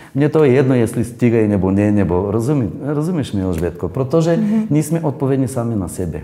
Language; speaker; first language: Czech; non-native, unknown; Bulgarian